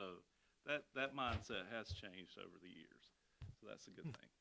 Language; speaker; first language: English; native; English